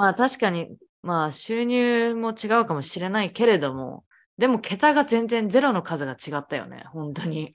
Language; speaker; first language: Japanese; native; Japanese